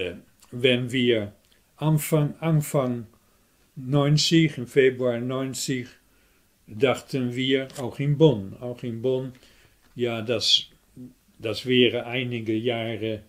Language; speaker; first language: German; non-native, fluent; Dutch